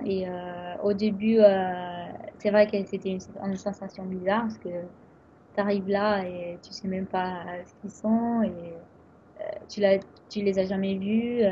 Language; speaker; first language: French; non-native, fluent; Italian